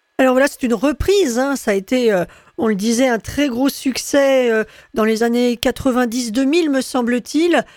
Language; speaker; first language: French; native; French